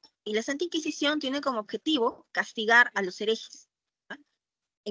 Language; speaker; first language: Spanish; native; Spanish